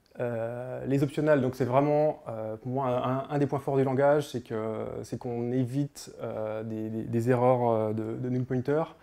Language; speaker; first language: French; native; French